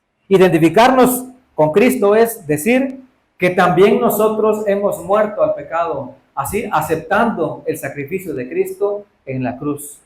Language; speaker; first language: Spanish; native; Spanish